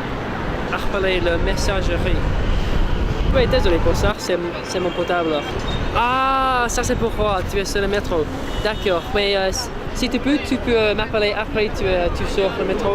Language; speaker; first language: French; non-native, learner; English